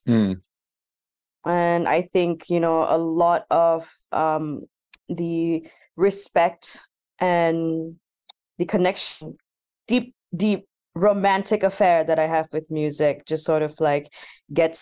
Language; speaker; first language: English; non-native, local second language; Malay